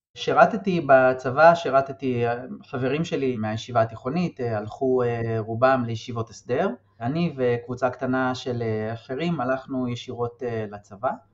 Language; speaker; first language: Hebrew; native; Hebrew